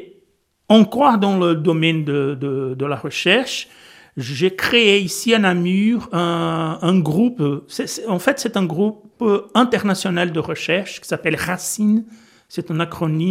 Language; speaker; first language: French; non-native, fluent; Portuguese